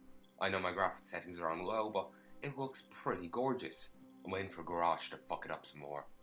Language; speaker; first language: English; native; English